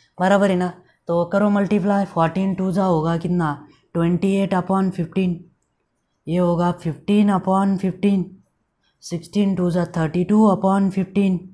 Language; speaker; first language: Hindi; non-native, local second language; Marathi